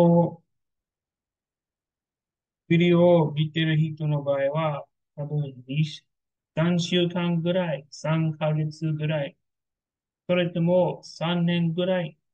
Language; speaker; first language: Japanese; non-native, learner; English